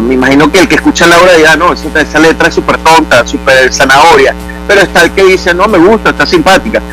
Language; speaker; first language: Spanish; native; Spanish